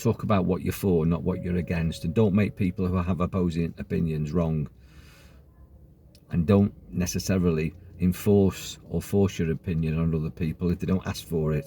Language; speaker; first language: English; native; English